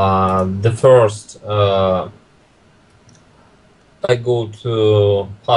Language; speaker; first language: English; non-native, learner; Russian